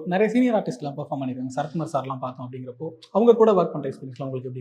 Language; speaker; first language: Tamil; native; Tamil